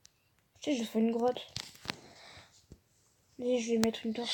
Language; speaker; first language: French; native; French